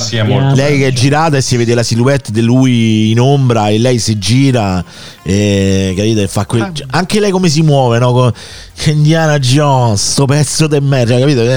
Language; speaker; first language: Italian; native; Italian